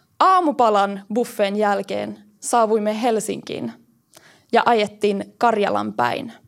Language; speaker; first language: Finnish; early bilingual, heritage; Finnish